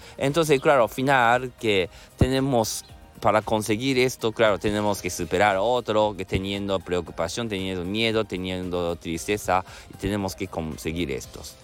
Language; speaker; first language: Spanish; non-native, learner; Japanese